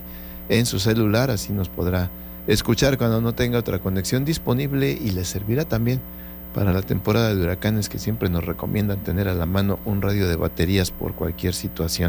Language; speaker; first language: Spanish; native; Spanish